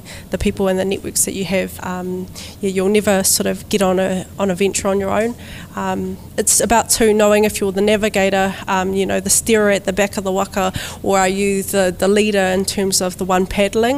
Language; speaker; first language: English; native; English